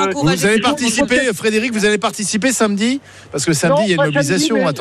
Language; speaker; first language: French; native; French